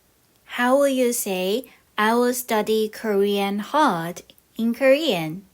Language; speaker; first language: English; non-native, fluent; Korean